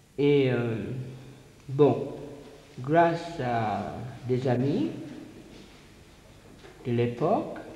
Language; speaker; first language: French; non-native, fluent; English